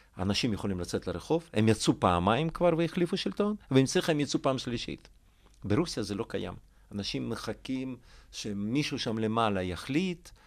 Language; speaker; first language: Hebrew; non-native, fluent; Russian